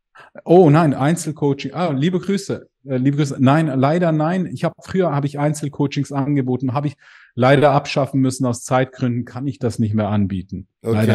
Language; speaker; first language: German; native; German